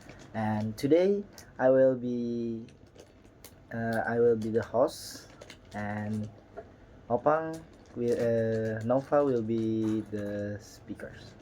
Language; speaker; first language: English; non-native, learner; Indonesian